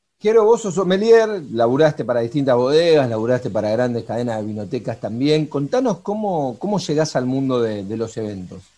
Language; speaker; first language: Spanish; native; Spanish